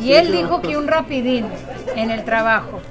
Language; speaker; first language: Spanish; early bilingual, heritage; Spanish